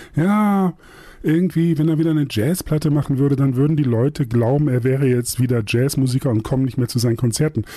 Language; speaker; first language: German; native; German